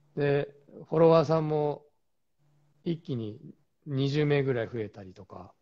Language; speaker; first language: Japanese; native; Japanese